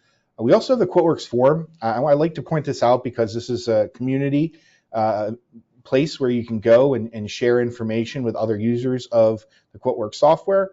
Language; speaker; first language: English; native; English